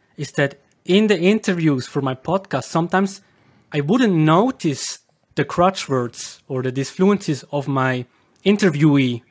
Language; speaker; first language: English; non-native, fluent; German